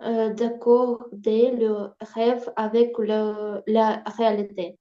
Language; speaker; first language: French; non-native, learner; Ukrainian